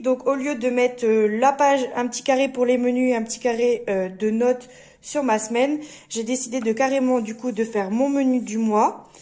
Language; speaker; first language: French; native; French